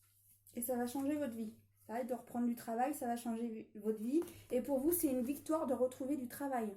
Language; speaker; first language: French; native; French